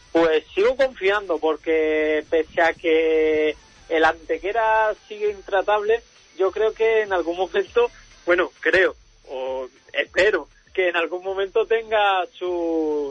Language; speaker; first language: Spanish; native; Spanish